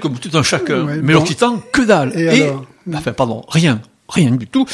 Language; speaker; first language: French; native; French